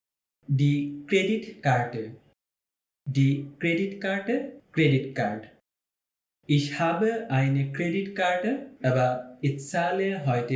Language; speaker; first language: German; non-native, fluent; Bangla